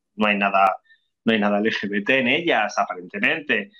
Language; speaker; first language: Spanish; native; Spanish